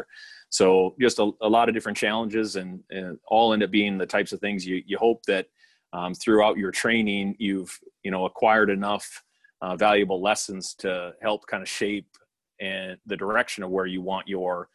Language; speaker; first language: English; native; English